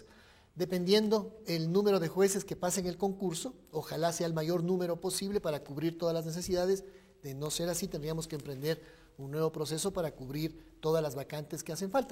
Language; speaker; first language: Spanish; native; Spanish